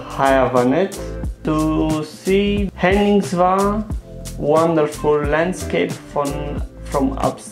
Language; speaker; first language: English; non-native, learner; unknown